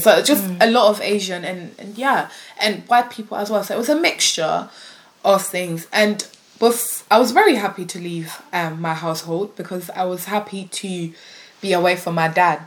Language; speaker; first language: English; native; English